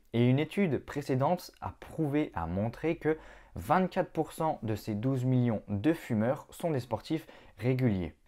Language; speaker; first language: French; native; French